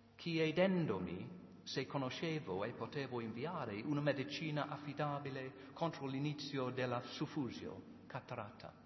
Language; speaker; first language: Italian; non-native, learner; English